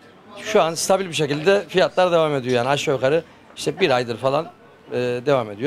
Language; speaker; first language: Turkish; native; Turkish